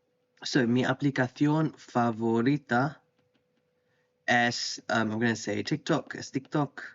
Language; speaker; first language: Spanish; non-native, fluent; English